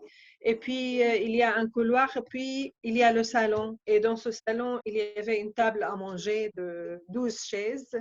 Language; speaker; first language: French; non-native, fluent; Arabic